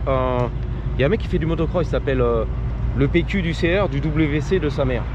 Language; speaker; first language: French; native; French